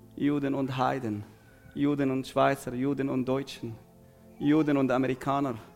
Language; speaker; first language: German; non-native, fluent; Arabic